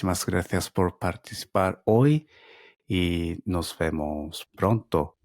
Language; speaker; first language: Spanish; non-native, learner; Japanese